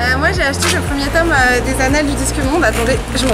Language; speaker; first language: French; native; French